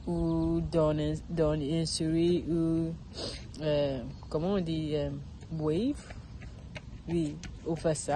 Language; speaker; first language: French; non-native, learner; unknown